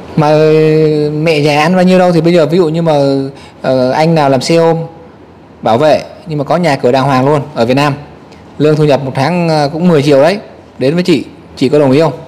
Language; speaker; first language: Vietnamese; native; Vietnamese